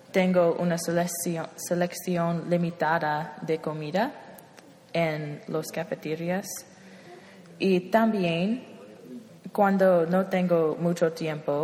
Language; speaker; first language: Spanish; non-native, learner; English